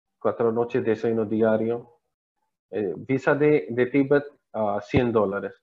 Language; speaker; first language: Spanish; non-native, learner; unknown